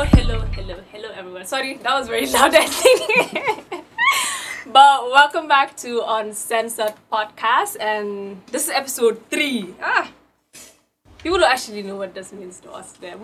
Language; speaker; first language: English; non-native, local second language; Wolof